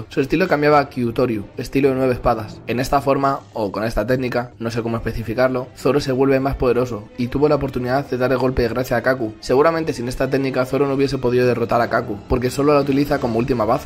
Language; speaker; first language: Spanish; native; Spanish